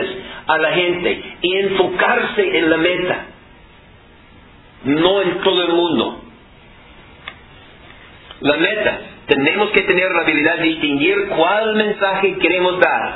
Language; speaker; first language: Spanish; non-native, fluent; English